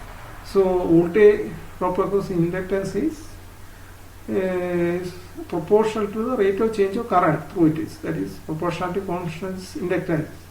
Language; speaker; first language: English; non-native, local second language; Malayalam